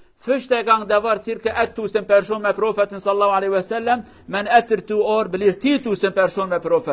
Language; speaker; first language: Norwegian; non-native, learner; Kurdish